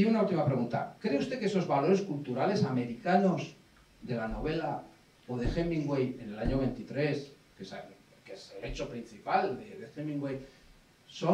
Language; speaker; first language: Spanish; native; Spanish